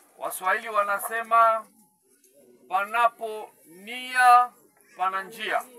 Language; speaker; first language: Swahili; native; Swahili